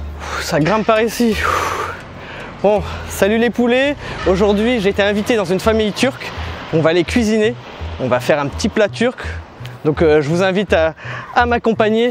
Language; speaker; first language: French; native; French